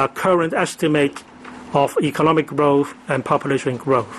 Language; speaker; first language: English; non-native, local second language; Cantonese